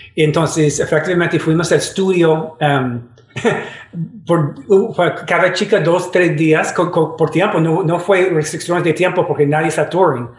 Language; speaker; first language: Spanish; non-native, fluent; English